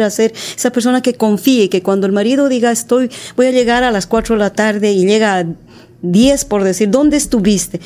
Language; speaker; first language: Spanish; native; Spanish